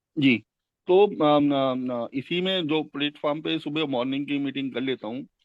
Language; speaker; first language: Hindi; native; Hindi